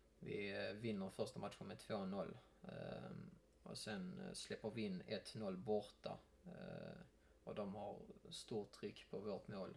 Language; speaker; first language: Swedish; native; Swedish